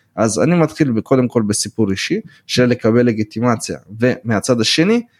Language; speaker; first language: Hebrew; early bilingual, other home language; Russian